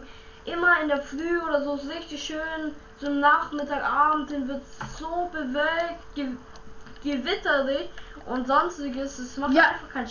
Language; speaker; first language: German; native; German